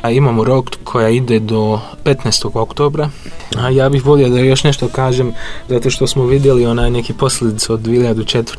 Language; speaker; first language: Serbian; non-native, fluent; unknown